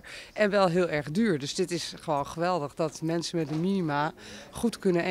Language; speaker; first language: Dutch; native; Dutch